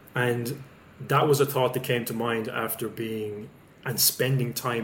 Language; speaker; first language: English; native; English